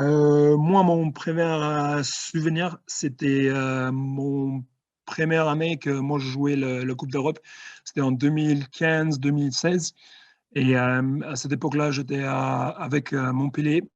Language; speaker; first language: French; non-native, fluent; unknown